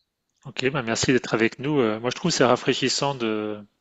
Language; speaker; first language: French; native; French